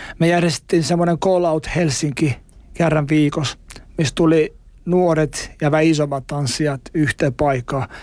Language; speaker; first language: Finnish; non-native, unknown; Albanian